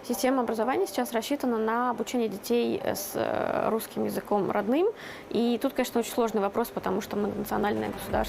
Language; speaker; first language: Russian; native; Russian